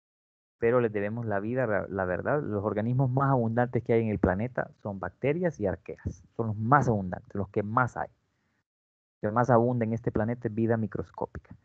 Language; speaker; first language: Spanish; native; Spanish